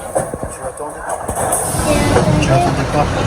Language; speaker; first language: French; non-native, fluent; Tibetan